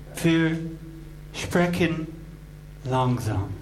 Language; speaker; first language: German; non-native, learner; English